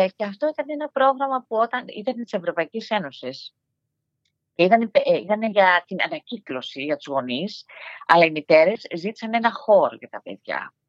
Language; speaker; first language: Greek; early bilingual, heritage; Greek